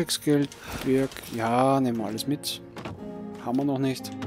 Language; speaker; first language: German; native; German